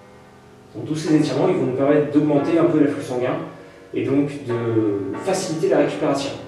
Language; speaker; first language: French; native; French